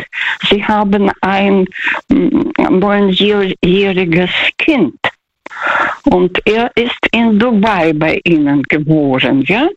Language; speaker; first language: German; early bilingual, heritage; Russian